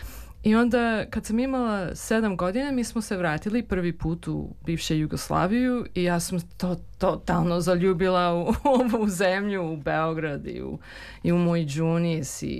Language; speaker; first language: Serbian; early bilingual, heritage; Serbian